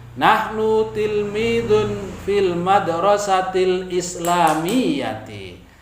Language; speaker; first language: Arabic; non-native, fluent; Javanese